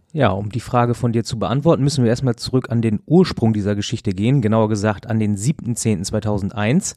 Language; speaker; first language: German; native; German